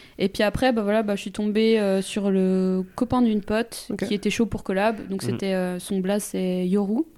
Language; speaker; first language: French; native; French